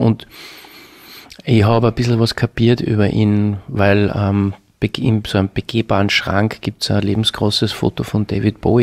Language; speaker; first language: German; native; German